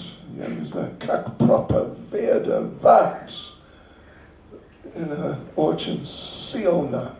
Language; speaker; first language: Russian; non-native, learner; English